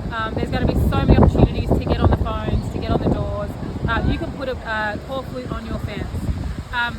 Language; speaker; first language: English; native; English